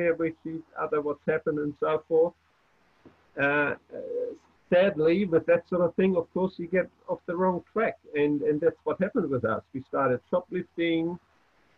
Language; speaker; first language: English; non-native, fluent; German